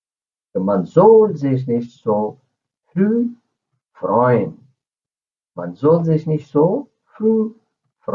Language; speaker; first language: German; non-native, fluent; Urdu